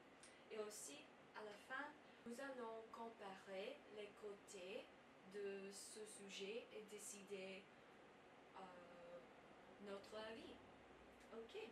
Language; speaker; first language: French; non-native, learner; English